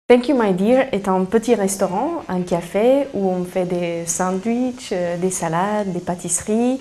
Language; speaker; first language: French; non-native, fluent; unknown